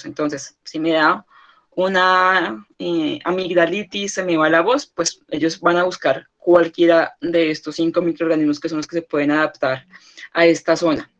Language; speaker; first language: Spanish; native; Spanish